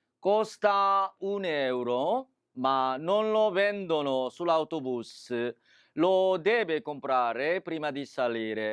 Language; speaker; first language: Italian; non-native, fluent; Korean